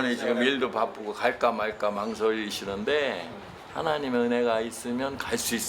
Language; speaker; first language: Korean; native; Korean